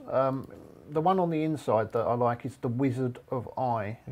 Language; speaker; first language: English; native; English